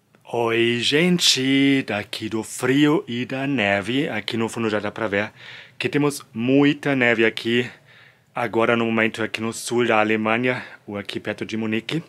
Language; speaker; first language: Portuguese; non-native, fluent; German